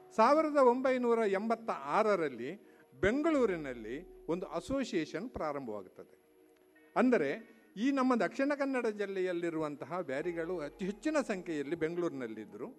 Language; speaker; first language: Kannada; non-native, local second language; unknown